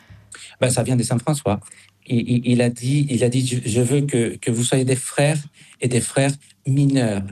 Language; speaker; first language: French; non-native, fluent; Spanish